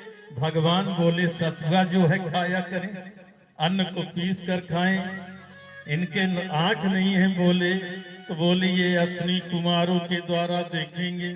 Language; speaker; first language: Hindi; native; Hindi